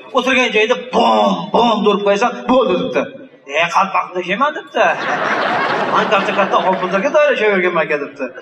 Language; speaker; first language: Uzbek; native; Uzbek